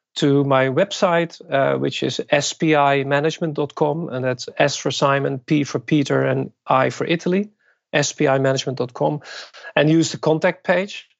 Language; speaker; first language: English; non-native, fluent; Dutch